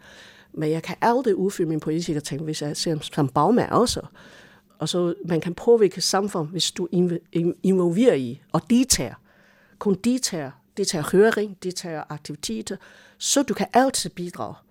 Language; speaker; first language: Danish; non-native, fluent; Chinese